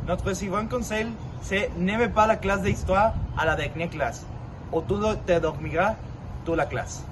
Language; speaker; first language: French; non-native, learner; Spanish